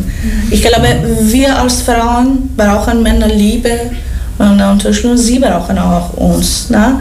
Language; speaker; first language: German; non-native, learner; Persian